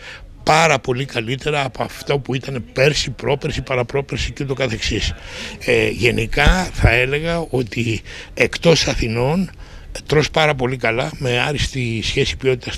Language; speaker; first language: Greek; native; Greek